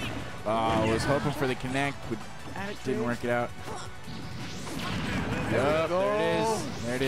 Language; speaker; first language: English; native; English